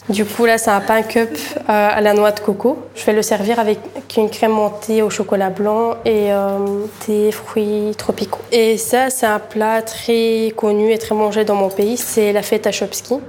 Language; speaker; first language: French; early bilingual, other home language; Bulgarian